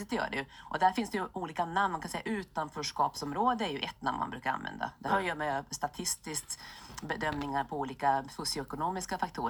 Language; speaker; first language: Swedish; native; Swedish